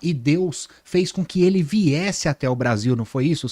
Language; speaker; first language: Portuguese; native; Portuguese